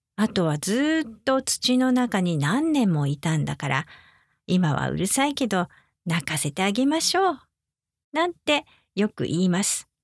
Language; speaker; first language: Japanese; native; Japanese